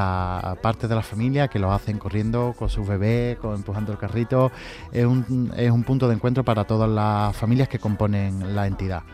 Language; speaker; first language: Spanish; native; Spanish